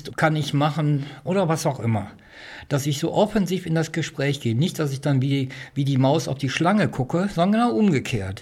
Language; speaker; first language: German; native; German